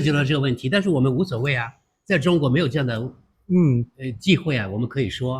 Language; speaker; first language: Chinese; native; Chinese